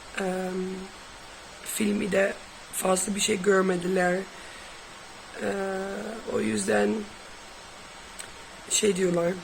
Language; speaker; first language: Turkish; non-native, fluent; Dutch